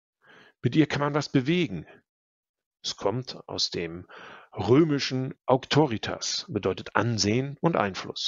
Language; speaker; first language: German; native; German